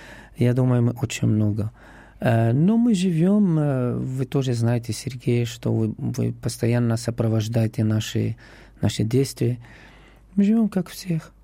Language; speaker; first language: Russian; non-native, learner; Arabic